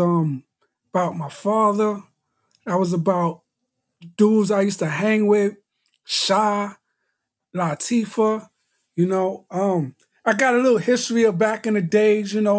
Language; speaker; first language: English; native; English